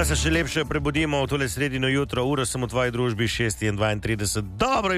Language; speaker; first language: Slovenian; native; Slovenian